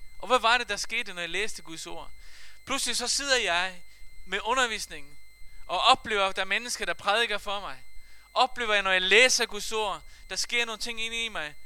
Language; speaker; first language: Danish; non-native, fluent; Faroese